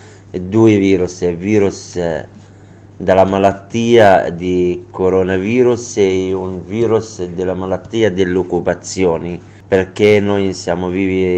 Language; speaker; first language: Italian; non-native, learner; Arabic